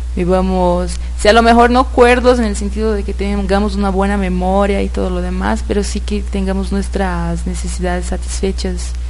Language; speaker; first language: Spanish; non-native, fluent; Portuguese